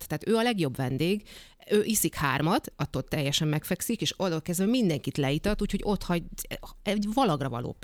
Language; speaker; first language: Hungarian; native; Hungarian